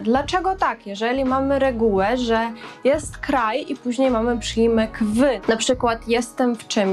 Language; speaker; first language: Polish; non-native, fluent; Ukrainian